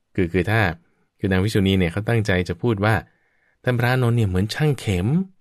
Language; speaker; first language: Thai; native; Thai